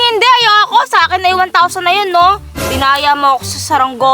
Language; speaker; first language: Filipino; native; Filipino